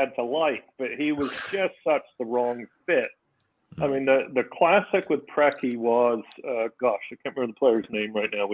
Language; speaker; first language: English; native; English